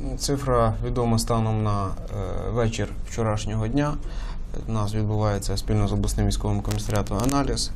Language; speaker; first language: Ukrainian; native; Ukrainian